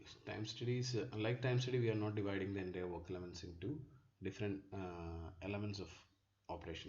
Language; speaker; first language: English; non-native, local second language; Malayalam